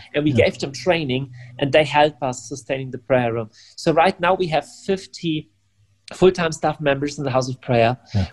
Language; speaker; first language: English; non-native, fluent; German